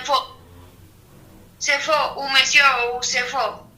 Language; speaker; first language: French; non-native, learner; Spanish